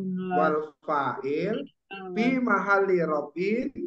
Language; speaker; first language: Arabic; non-native, fluent; Indonesian